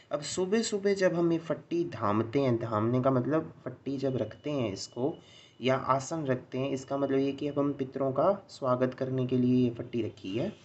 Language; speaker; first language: Hindi; non-native, local second language; Sindhi